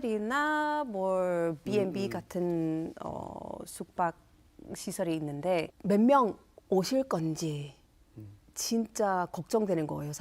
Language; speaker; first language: Korean; non-native, fluent; English